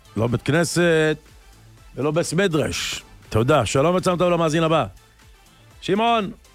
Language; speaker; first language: Hebrew; native; Hebrew